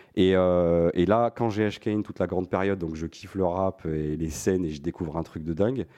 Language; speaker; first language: French; native; French